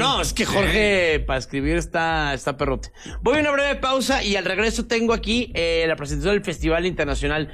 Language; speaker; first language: Spanish; native; Spanish